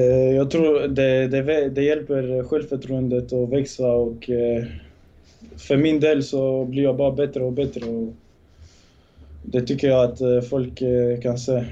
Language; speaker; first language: Swedish; early bilingual, other home language; Bosnian